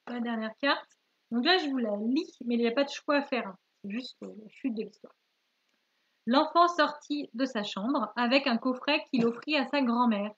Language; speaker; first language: French; native; French